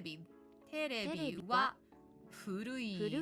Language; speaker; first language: Japanese; non-native, learner; English